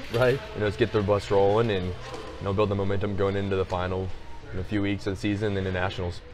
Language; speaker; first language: English; native; English